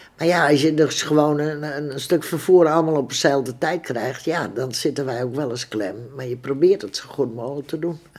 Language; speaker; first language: Dutch; native; Dutch